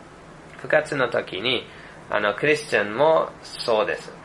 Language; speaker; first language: Japanese; non-native, fluent; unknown